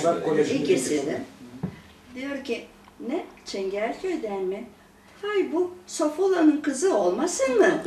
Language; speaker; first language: Turkish; non-native, local second language; Greek